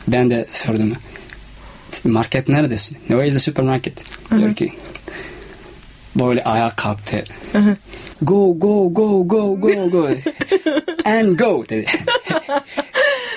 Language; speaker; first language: Turkish; non-native, fluent; Somali